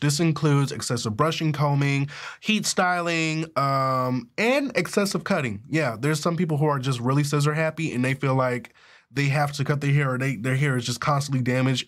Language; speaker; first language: English; native; English